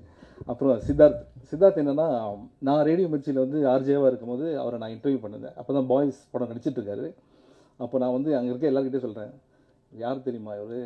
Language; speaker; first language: Tamil; native; Tamil